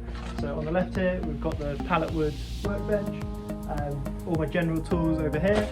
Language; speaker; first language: English; native; English